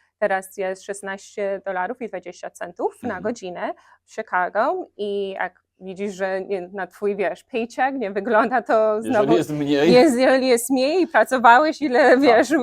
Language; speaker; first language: Polish; early bilingual, heritage; Polish